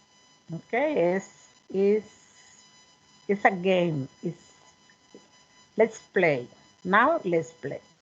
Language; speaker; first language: English; non-native, learner; Spanish